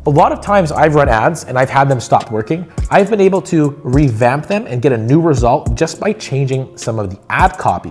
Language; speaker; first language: English; native; English